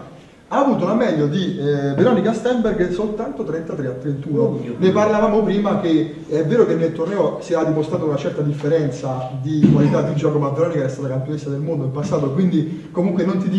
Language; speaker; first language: Italian; native; Italian